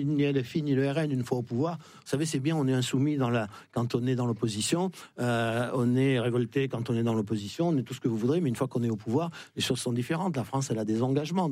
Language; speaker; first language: French; native; French